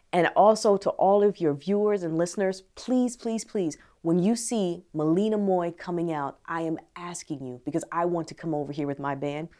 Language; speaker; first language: English; native; English